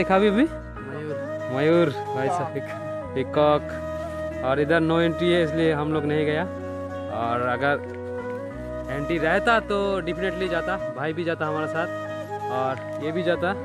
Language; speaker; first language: Hindi; non-native, local second language; Bangla